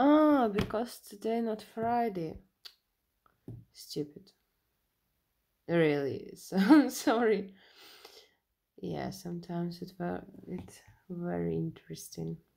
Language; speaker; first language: English; non-native, learner; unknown